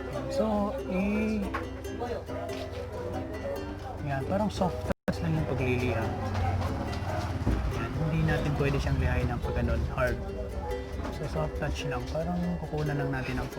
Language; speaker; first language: Filipino; native; Filipino